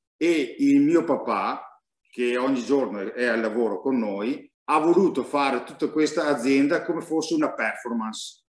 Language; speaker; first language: Italian; native; Italian